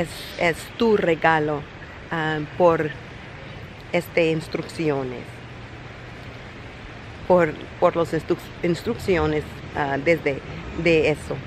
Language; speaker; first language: Spanish; non-native, learner; English